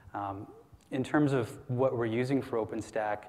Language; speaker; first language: English; native; English